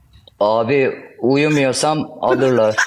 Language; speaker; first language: Turkish; native; Turkish